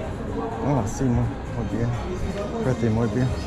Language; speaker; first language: Spanish; non-native, fluent; English